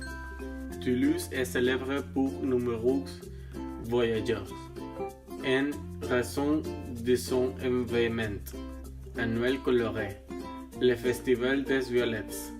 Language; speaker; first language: French; non-native, learner; Spanish